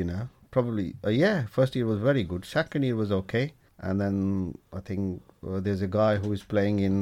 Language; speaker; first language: English; non-native, local second language; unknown